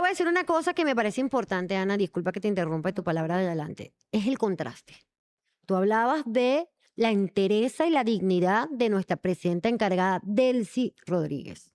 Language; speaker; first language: Spanish; native; Spanish